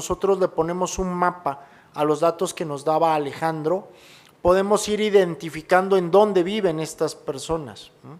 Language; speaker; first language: Spanish; native; Spanish